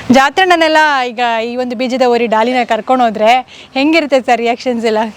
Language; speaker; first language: Kannada; native; Kannada